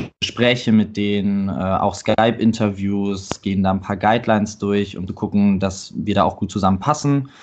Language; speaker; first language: German; native; German